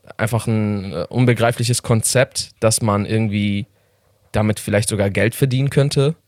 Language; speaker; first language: German; non-native, fluent; Persian